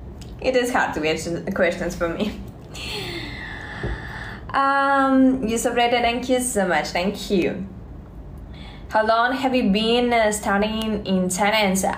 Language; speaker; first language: English; non-native, learner; Russian